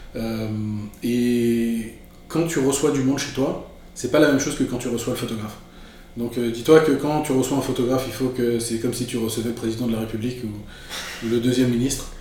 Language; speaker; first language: French; native; French